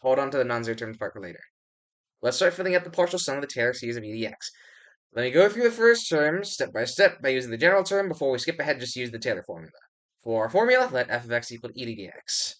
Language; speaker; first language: English; native; English